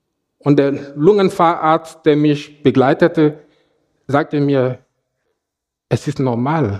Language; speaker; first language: German; non-native, fluent; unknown